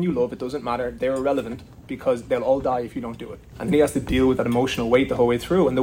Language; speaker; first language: English; native; English